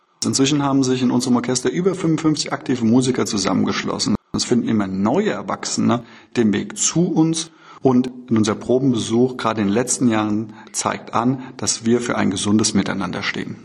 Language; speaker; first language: German; native; German